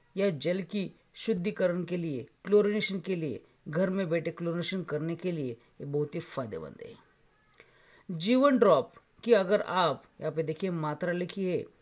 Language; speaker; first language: Hindi; non-native, local second language; Marathi